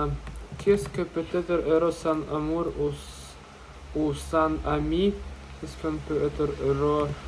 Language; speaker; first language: French; non-native, learner; Russian